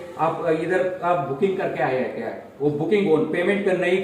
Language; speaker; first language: Hindi; non-native, local second language; Kannada